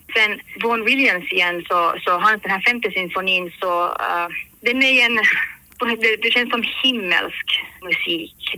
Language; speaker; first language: Swedish; native; Swedish